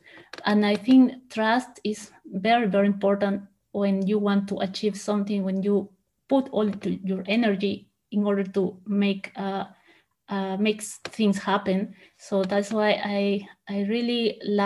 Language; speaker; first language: English; non-native, fluent; Spanish